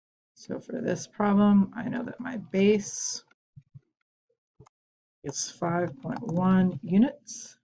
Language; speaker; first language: English; native; English